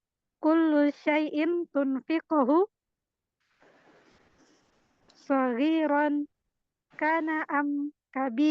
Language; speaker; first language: Arabic; non-native, learner; Indonesian